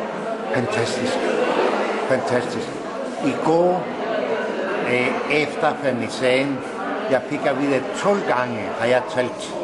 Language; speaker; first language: Danish; non-native, fluent; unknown